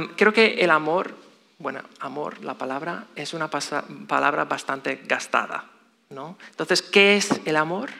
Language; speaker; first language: Spanish; non-native, fluent; English